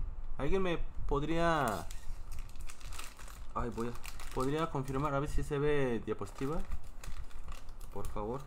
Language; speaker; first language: Spanish; non-native, fluent; Korean